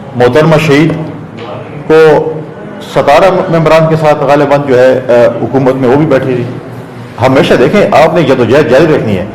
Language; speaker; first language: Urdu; non-native, local second language; Saraiki